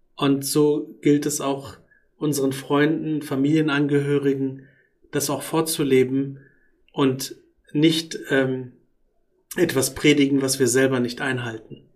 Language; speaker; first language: German; early bilingual, other home language; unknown